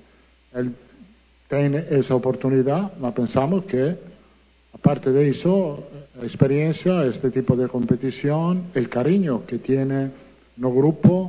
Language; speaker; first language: Portuguese; non-native, learner; Italian